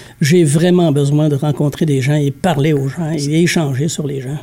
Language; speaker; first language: French; native; French